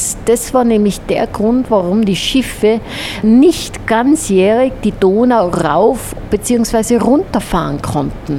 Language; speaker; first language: German; native; German